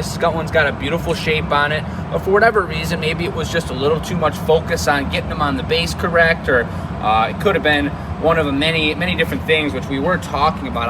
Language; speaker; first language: English; native; English